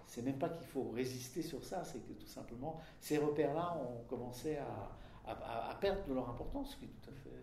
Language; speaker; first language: French; non-native, fluent; Czech